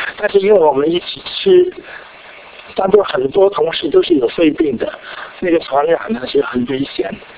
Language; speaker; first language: Chinese; non-native, local second language; Cantonese